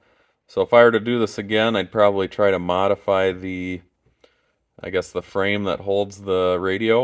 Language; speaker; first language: English; native; English